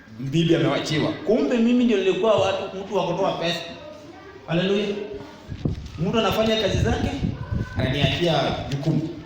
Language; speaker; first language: Swahili; non-native, local second language; Luo (Kenya and Tanzania)